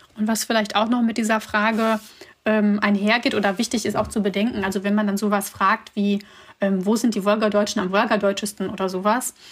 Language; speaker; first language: German; early bilingual, other home language; Russian